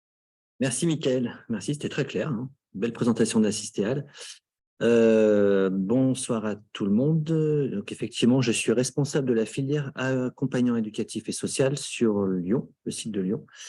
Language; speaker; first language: French; native; French